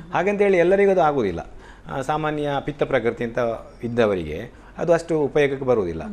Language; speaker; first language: Kannada; non-native, local second language; Tulu